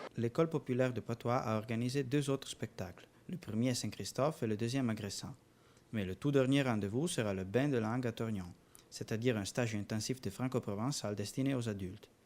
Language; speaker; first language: French; non-native, local second language; Italian